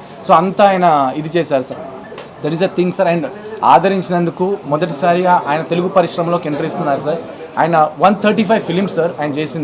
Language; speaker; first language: Telugu; native; Telugu